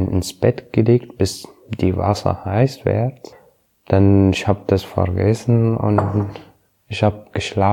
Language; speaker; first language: German; non-native, learner; Arabic